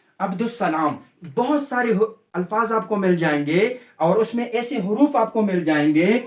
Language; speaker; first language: Urdu; native; Urdu